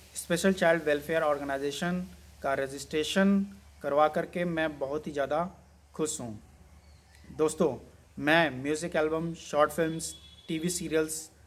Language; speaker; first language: Hindi; native; Hindi